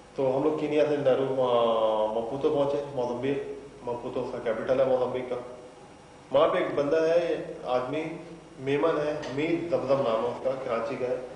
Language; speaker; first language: Urdu; native; Urdu